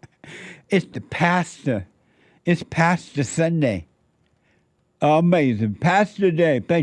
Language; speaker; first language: English; native; English